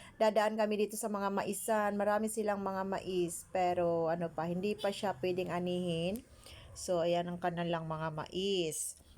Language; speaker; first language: Filipino; non-native, local second language; Cebuano